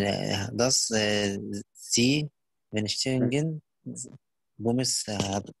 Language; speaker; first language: German; non-native, learner; Arabic